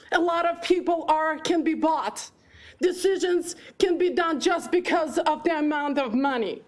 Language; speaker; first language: English; non-native, fluent; Ukrainian